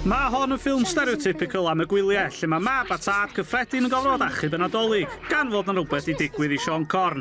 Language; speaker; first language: Welsh; native; Welsh